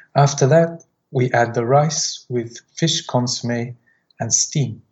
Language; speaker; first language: English; native; English